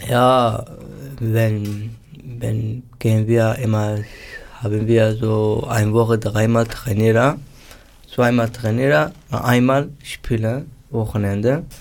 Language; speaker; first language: German; non-native, learner; Turkish